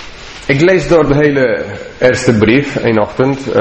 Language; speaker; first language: Dutch; non-native, fluent; English